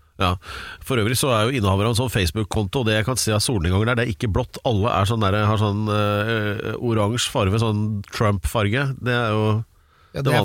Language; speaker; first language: Norwegian; native; Norwegian